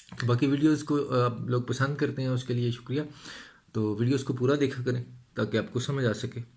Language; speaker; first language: Urdu; non-native, local second language; Punjabi